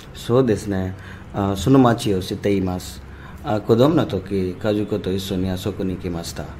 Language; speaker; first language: Japanese; non-native, learner; Hindi